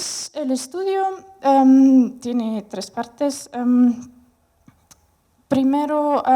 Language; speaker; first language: Spanish; non-native, fluent; Russian